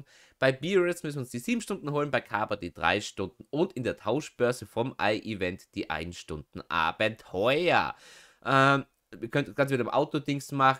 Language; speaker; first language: German; native; German